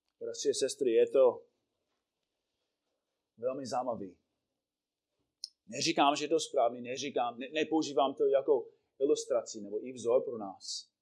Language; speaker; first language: Czech; non-native, fluent; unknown